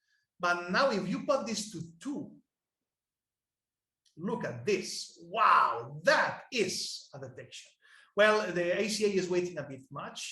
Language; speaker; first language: English; non-native, fluent; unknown